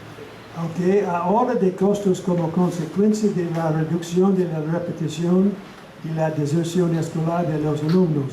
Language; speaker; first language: Spanish; non-native, fluent; English